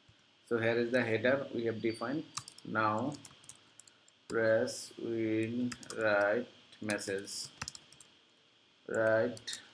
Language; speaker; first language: English; non-native, local second language; Bangla